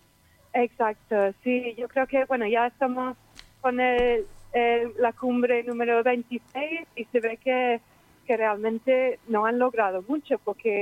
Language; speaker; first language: Spanish; non-native, fluent; English